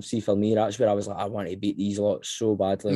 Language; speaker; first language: English; native; English